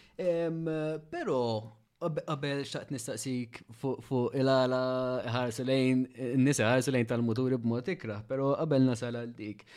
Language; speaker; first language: Maltese; native; Maltese